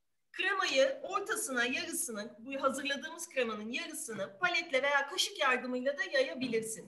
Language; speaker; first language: Turkish; native; Turkish